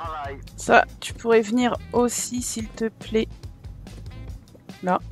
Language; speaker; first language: French; native; French